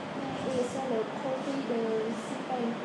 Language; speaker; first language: French; non-native, learner; Khmer